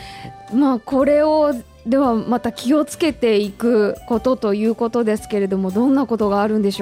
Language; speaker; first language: Japanese; native; Japanese